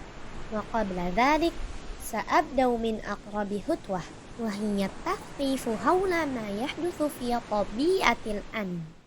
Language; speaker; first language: Arabic; non-native, learner; Indonesian